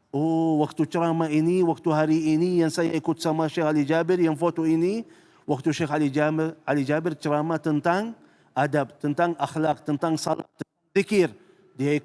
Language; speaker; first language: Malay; non-native, fluent; Arabic